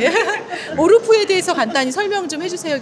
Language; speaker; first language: Korean; native; Korean